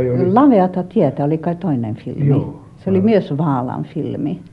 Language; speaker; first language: Finnish; non-native, local second language; Swedish